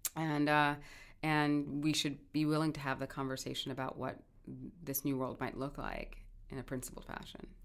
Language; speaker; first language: English; native; English